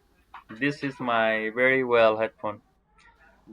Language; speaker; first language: English; non-native, learner; Bangla